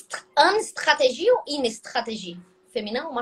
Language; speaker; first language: French; non-native, fluent; Portuguese